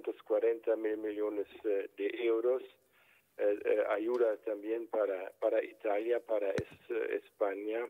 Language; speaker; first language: Spanish; non-native, fluent; German